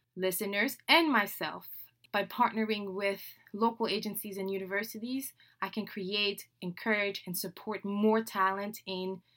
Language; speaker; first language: English; non-native, fluent; French